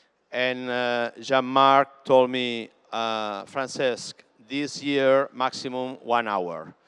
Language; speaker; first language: English; non-native, fluent; Catalan